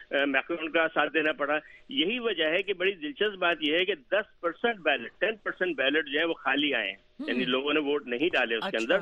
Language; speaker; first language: Urdu; native; Urdu